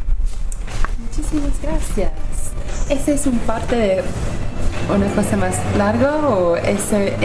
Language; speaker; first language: Spanish; non-native, learner; English